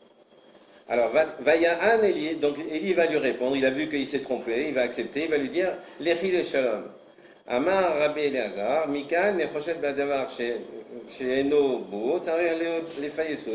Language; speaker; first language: French; native; French